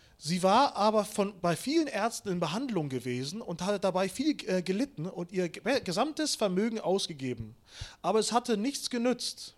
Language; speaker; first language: German; early bilingual, other home language; Russian